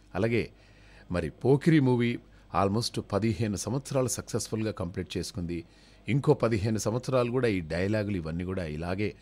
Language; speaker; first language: Telugu; native; Telugu